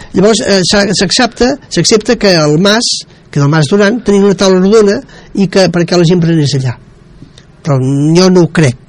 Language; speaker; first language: Catalan; native; Catalan